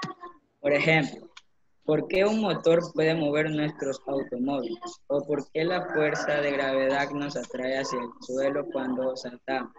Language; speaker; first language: Spanish; native; Spanish